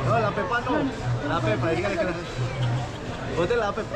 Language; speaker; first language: Spanish; native; Spanish